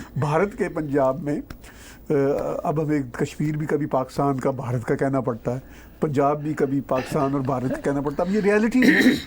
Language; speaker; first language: Urdu; non-native, local second language; Punjabi